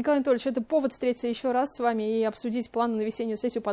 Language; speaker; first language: Russian; native; Russian